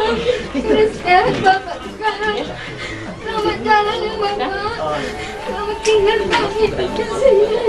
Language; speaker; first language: Indonesian; non-native, local second language; Batak Toba